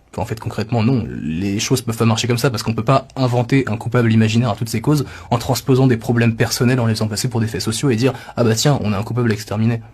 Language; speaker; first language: French; native; French